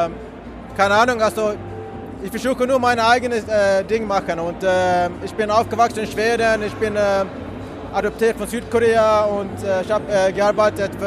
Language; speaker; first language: German; non-native, fluent; Swedish